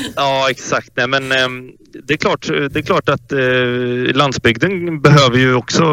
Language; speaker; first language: Swedish; native; Swedish